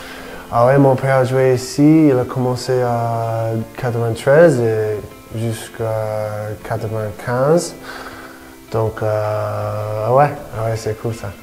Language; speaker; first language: French; non-native, fluent; English